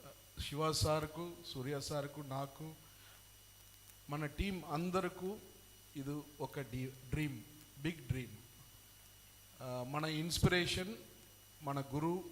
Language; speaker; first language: Telugu; non-native, fluent; Tamil